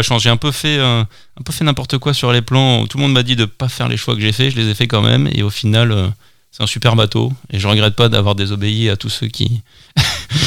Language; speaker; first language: French; native; French